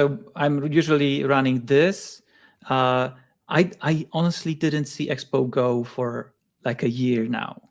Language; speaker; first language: English; non-native, fluent; Polish